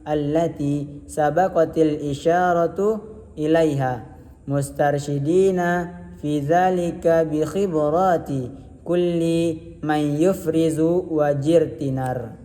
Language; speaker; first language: Arabic; non-native, learner; Indonesian